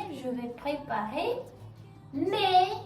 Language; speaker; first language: French; non-native, learner; Russian